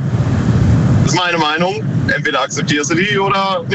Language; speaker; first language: German; native; German